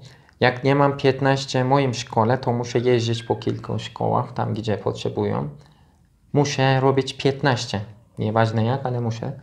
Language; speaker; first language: Polish; non-native, learner; Turkish